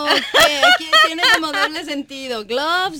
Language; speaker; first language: Spanish; native; Spanish